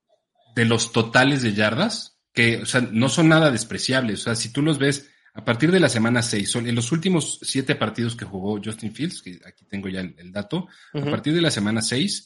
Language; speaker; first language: Spanish; native; Spanish